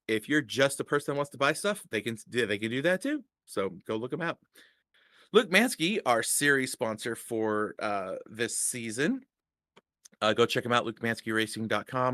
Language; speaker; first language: English; native; English